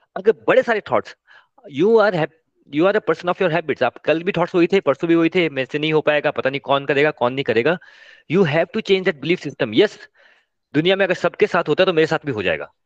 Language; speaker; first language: Hindi; non-native, local second language; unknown